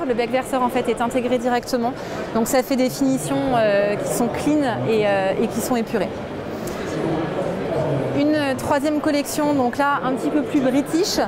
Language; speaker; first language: French; native; French